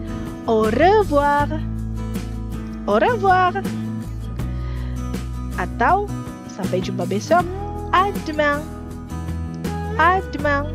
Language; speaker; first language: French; non-native, fluent; Indonesian